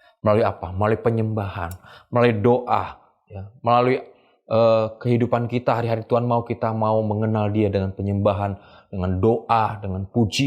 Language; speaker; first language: Indonesian; native; Indonesian